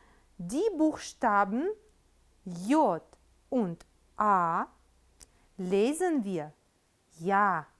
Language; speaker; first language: German; non-native, fluent; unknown